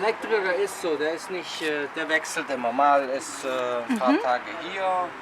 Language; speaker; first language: German; early bilingual, other home language; Italian